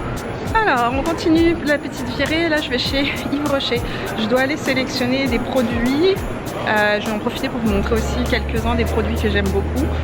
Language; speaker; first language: French; native; French